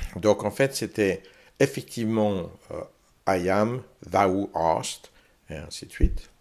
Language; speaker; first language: French; early bilingual, heritage; French